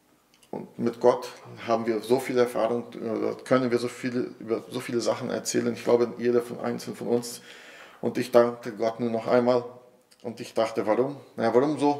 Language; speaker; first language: German; non-native, fluent; Portuguese